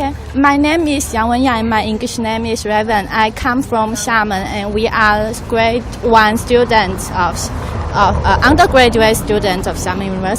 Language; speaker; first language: English; non-native, fluent; Chinese